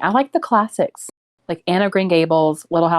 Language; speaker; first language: English; native; English